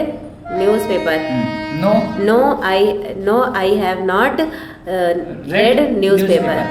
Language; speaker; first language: English; non-native, learner; Hindi